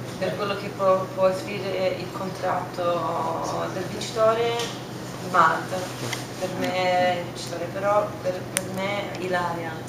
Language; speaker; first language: Italian; non-native, fluent; English